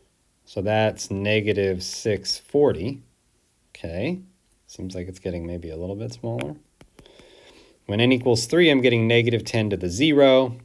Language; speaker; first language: English; native; English